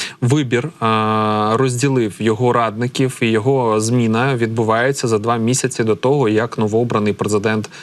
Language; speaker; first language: Ukrainian; native; Ukrainian